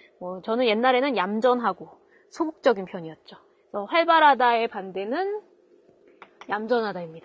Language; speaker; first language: Korean; native; Korean